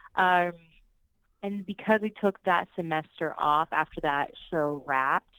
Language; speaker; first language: English; early bilingual, other home language; Spanish